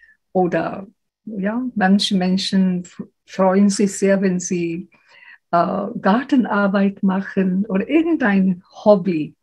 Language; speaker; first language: German; non-native, fluent; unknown